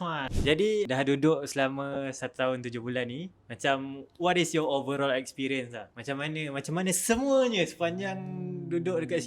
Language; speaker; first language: Malay; native; Malay